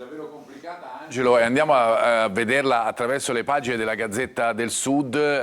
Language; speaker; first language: Italian; native; Italian